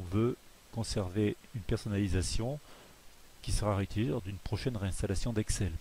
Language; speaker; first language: French; native; French